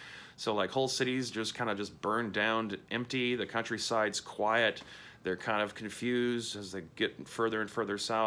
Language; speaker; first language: English; native; English